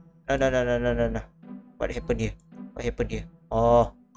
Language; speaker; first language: English; non-native, local second language; Malay